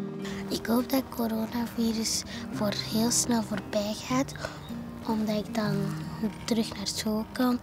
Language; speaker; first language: Dutch; early bilingual, other home language; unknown